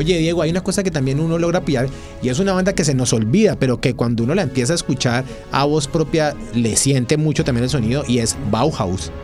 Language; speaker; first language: Spanish; native; Spanish